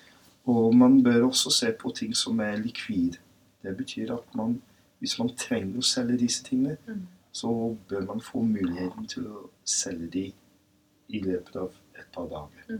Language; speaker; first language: Norwegian; non-native, fluent; English